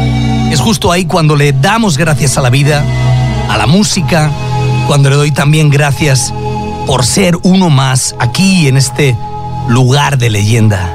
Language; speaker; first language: Spanish; native; Spanish